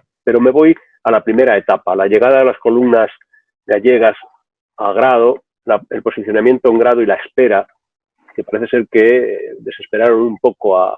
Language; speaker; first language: Spanish; native; Spanish